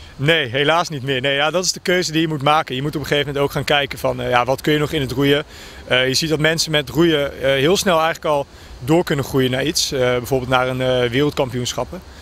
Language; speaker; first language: Dutch; native; Dutch